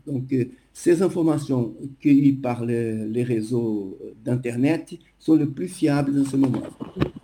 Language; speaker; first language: French; non-native, fluent; Portuguese